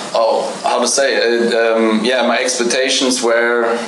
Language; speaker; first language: English; non-native, fluent; German